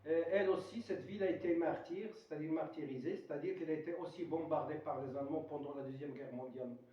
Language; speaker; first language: French; non-native, local second language; Arabic